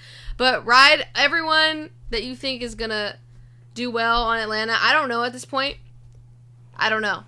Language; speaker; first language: English; native; English